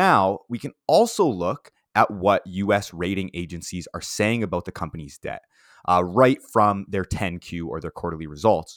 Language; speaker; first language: English; native; English